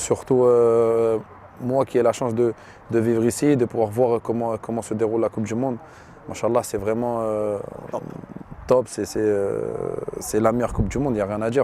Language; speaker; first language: French; early bilingual, other home language; Arabic